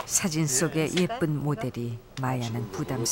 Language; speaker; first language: Korean; native; Korean